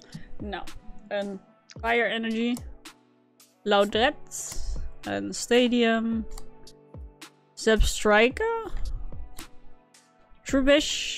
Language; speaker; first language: Dutch; native; Dutch